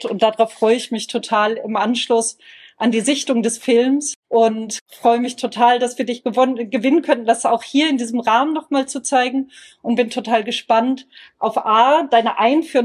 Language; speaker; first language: German; native; German